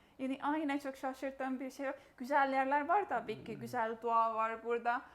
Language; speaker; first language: Turkish; non-native, fluent; Estonian